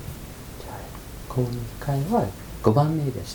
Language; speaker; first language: Japanese; non-native, fluent; English